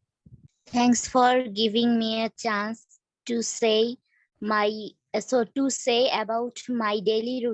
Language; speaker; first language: English; non-native, learner; Bangla